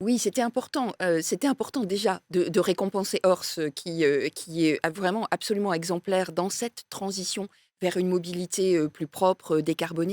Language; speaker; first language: French; native; French